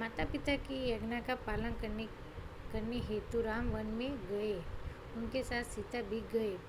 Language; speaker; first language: Hindi; non-native, local second language; Gujarati